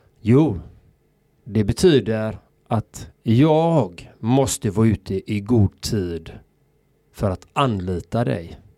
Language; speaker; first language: Swedish; native; Swedish